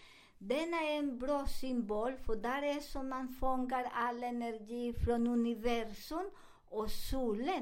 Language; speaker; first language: Swedish; non-native, fluent; Spanish